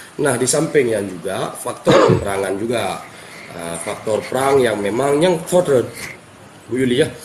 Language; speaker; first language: Malay; non-native, local second language; Achinese